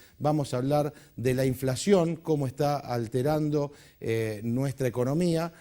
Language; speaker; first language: Spanish; native; Spanish